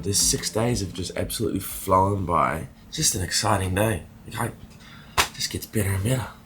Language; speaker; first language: English; native; English